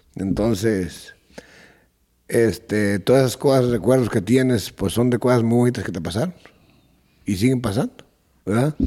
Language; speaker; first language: Spanish; native; Spanish